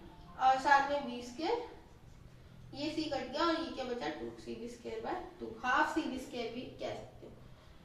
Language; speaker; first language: Hindi; native; Hindi